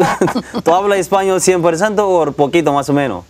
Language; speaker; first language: Spanish; non-native, learner; Amharic